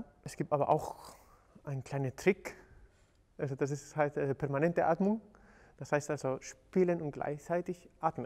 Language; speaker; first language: German; non-native, fluent; Spanish